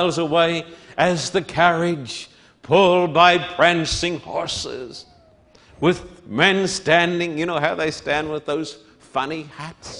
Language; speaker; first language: English; native; English